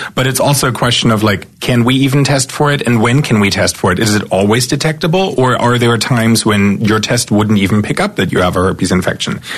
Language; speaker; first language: English; non-native, fluent; German